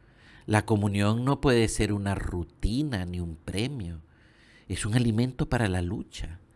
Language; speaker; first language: Spanish; native; Spanish